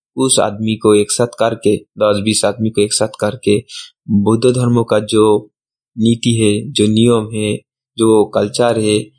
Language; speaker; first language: Hindi; non-native, local second language; Bangla